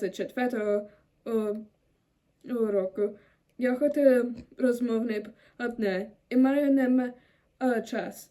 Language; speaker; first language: Ukrainian; non-native, learner; German